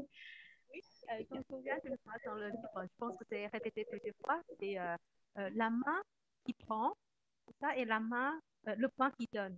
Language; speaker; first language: French; non-native, fluent; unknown